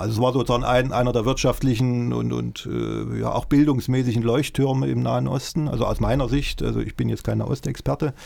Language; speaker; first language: German; native; German